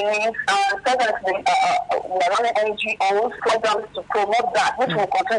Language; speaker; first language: English; non-native, local second language; Ibibio